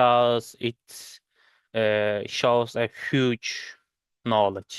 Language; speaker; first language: English; non-native, learner; Turkish